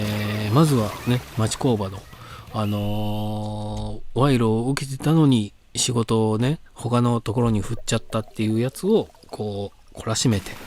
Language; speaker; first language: Japanese; native; Japanese